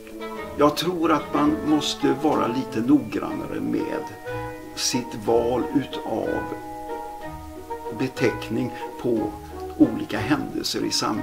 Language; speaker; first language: Swedish; native; Swedish